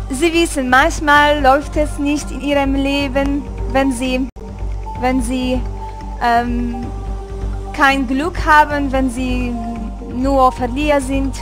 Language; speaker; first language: German; non-native, fluent; Hungarian